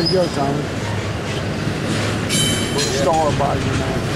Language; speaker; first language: English; native; English